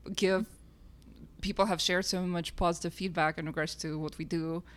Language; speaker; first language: English; non-native, fluent; Russian